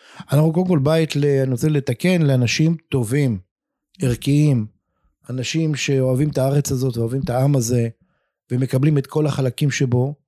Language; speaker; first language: Hebrew; native; Hebrew